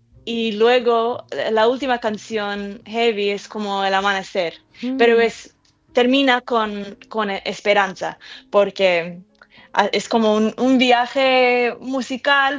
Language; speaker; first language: Spanish; early bilingual, heritage; English